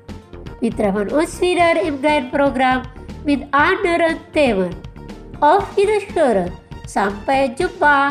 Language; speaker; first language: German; non-native, fluent; Indonesian